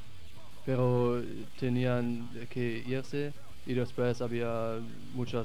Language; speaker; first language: Spanish; non-native, fluent; German